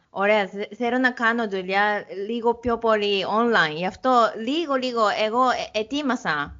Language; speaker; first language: Greek; non-native, learner; Japanese